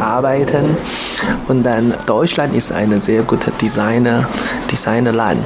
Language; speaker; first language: German; non-native, learner; Chinese